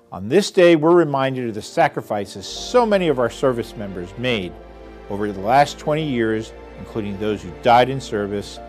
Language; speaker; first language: English; native; English